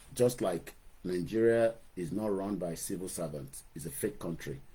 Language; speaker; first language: English; non-native, local second language; Yoruba